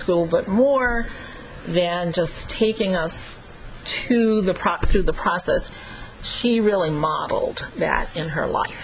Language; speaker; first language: English; native; English